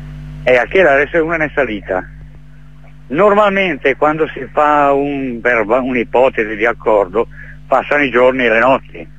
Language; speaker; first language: Italian; native; Italian